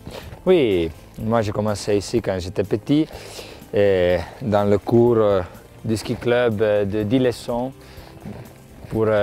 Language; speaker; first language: French; non-native, local second language; Italian